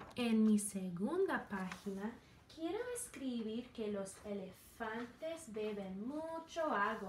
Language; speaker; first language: Spanish; non-native, fluent; English